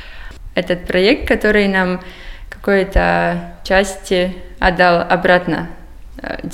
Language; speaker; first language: Russian; non-native, local second language; Latvian